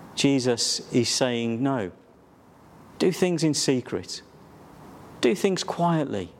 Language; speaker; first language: English; native; English